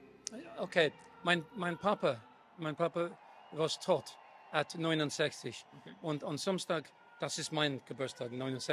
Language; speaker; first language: German; non-native, learner; English